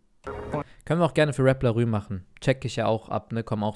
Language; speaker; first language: German; native; German